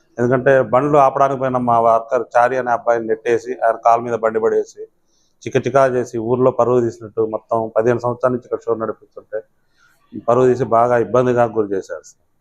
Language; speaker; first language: Telugu; native; Telugu